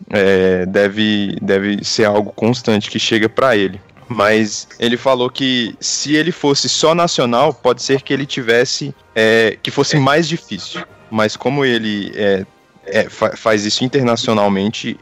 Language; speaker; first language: Portuguese; native; Portuguese